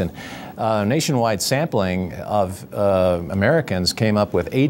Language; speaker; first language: English; native; English